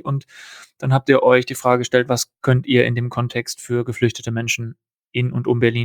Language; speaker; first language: German; native; German